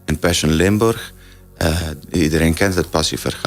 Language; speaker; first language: Dutch; non-native, fluent; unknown